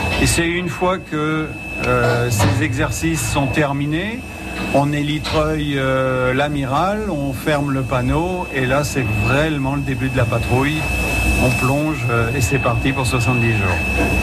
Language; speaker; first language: French; native; French